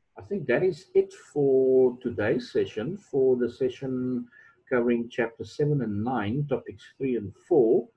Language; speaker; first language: English; non-native, local second language; Afrikaans